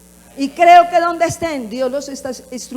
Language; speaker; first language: Spanish; native; Spanish